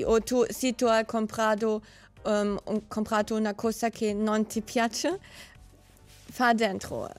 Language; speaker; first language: Italian; non-native, learner; German